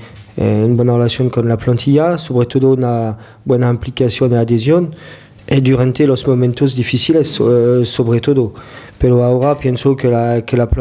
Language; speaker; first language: Spanish; non-native, fluent; French